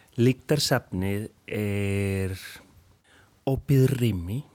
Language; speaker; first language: Icelandic; non-native, fluent; Spanish